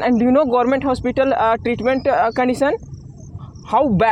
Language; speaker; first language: English; non-native, learner; Hindi